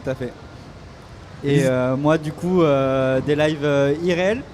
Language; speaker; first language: French; native; French